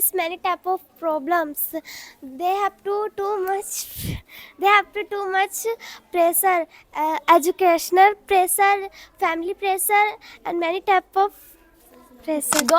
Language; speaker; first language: English; non-native, learner; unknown